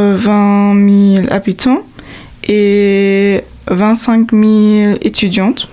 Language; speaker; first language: French; non-native, fluent; German